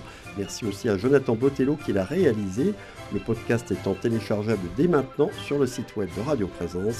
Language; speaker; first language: French; native; French